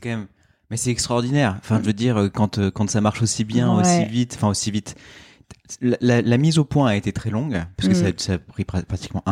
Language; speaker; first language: French; native; French